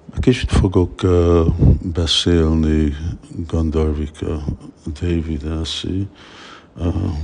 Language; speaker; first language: Hungarian; early bilingual, heritage; Hungarian